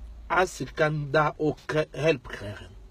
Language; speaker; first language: Dutch; non-native, learner; Lingala